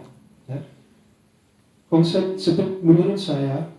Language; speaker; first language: Indonesian; non-native, learner; Dutch